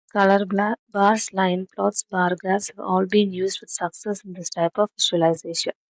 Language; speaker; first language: English; non-native, local second language; Malayalam